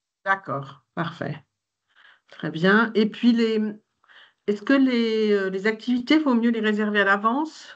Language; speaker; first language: French; native; French